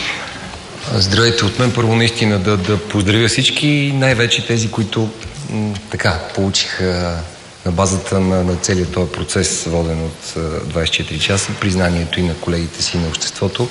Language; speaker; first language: Bulgarian; native; Bulgarian